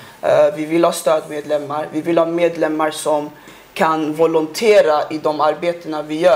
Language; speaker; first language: Swedish; early bilingual, other home language; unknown